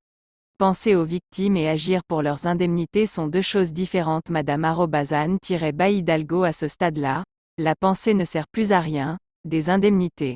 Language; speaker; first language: French; native; French